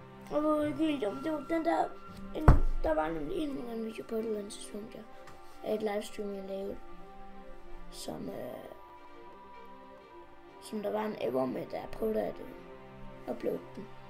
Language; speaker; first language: Danish; native; Danish